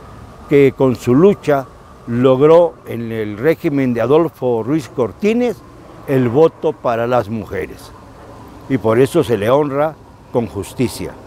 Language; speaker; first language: Spanish; native; Spanish